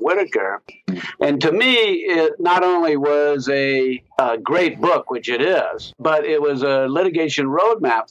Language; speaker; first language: English; native; English